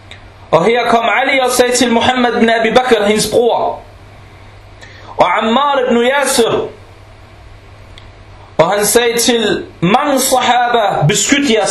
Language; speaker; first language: Danish; non-native, local second language; Arabic